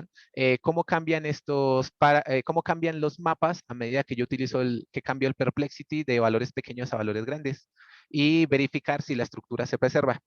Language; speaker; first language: Spanish; native; Spanish